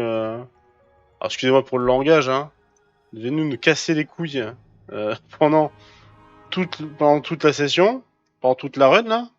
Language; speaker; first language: French; native; French